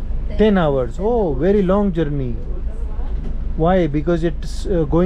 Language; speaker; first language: English; non-native, learner; Urdu